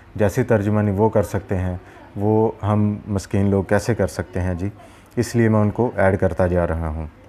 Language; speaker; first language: Urdu; non-native, local second language; Punjabi